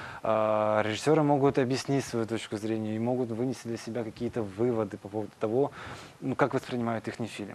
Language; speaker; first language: Russian; native; Russian